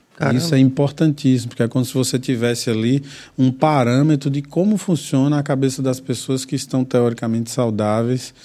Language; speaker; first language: Portuguese; native; Portuguese